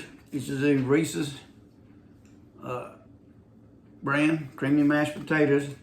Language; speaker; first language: English; native; English